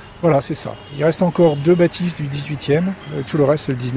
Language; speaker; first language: French; native; French